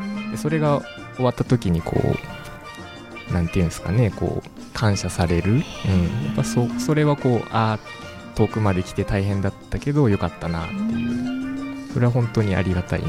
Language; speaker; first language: Japanese; native; Japanese